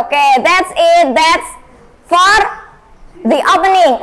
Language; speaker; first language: English; non-native, fluent; Indonesian